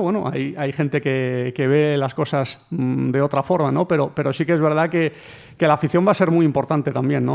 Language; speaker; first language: Spanish; native; Spanish